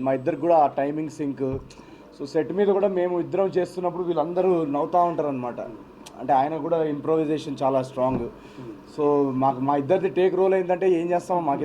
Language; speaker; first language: Telugu; native; Telugu